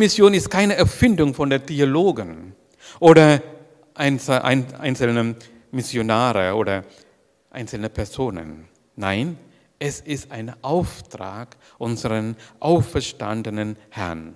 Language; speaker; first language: German; non-native, learner; Sinhala